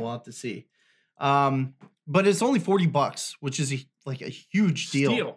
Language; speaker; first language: English; native; English